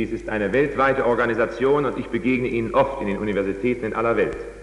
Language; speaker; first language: German; native; German